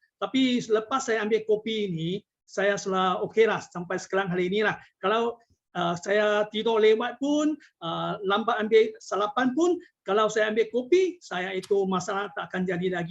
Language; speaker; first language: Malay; non-native, local second language; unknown